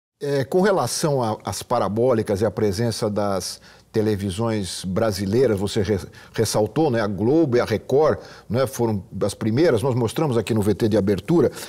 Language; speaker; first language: Portuguese; native; Portuguese